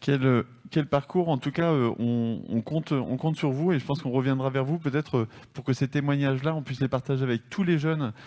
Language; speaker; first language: French; native; French